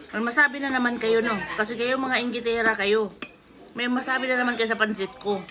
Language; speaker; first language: Filipino; non-native, local second language; Cebuano